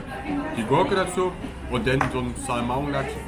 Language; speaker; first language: German; native; German